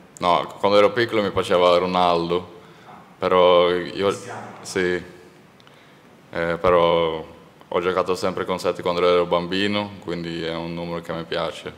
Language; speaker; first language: Italian; non-native, learner; Norwegian